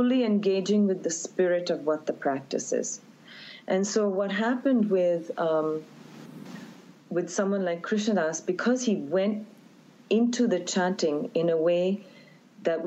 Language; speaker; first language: English; native; English